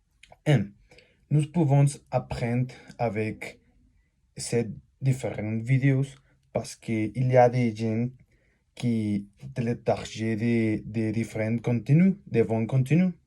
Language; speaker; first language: French; non-native, learner; Spanish